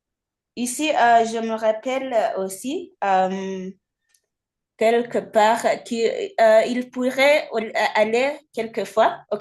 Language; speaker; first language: French; non-native, fluent; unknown